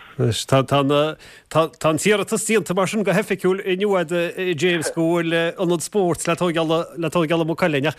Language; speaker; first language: Irish; native; Irish